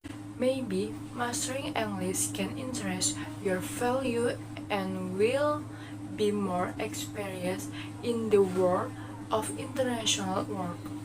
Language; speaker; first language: English; non-native, learner; Indonesian